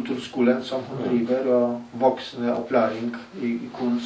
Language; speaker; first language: Norwegian; non-native, learner; Polish